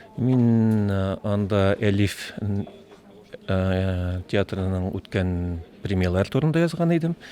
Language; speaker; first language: Tatar; non-native, local second language; Russian